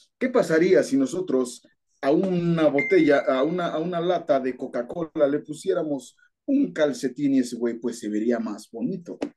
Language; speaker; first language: Spanish; native; Spanish